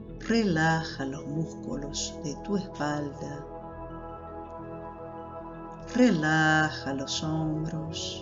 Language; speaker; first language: Spanish; non-native, fluent; Portuguese